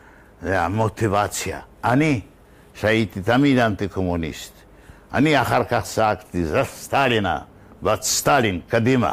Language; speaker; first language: Hebrew; non-native, fluent; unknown